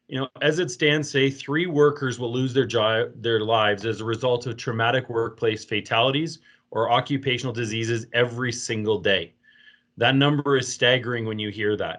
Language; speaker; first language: English; native; English